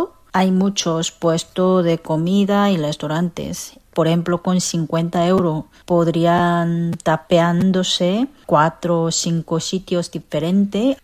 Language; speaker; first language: Spanish; non-native, fluent; Korean